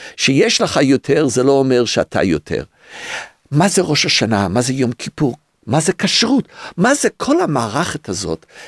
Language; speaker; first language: Hebrew; early bilingual, other home language; English